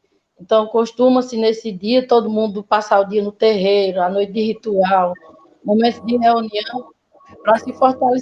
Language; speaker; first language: Portuguese; native; Portuguese